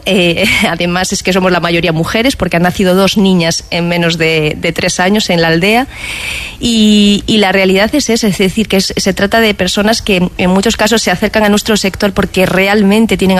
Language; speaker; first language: Spanish; native; Spanish